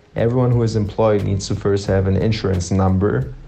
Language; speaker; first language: English; non-native, fluent; German